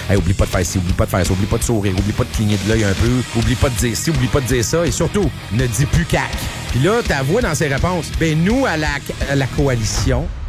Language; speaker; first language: French; native; French